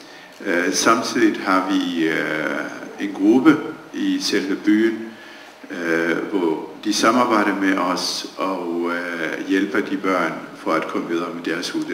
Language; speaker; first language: Danish; early bilingual, other home language; Central Kurdish